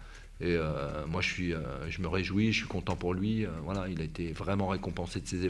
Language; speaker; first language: French; native; French